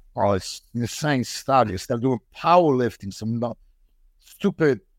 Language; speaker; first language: English; non-native, fluent; Polish